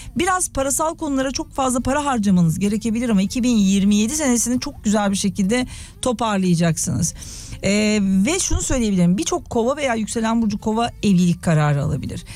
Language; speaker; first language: Turkish; native; Turkish